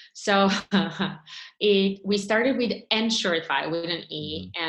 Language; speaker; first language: English; non-native, fluent; Bulgarian